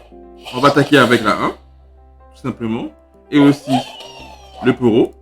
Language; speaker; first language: French; native; French